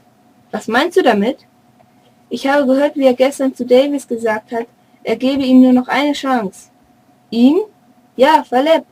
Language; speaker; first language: German; native; German